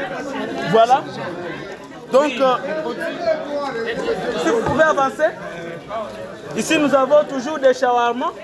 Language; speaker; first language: French; non-native, local second language; Swahili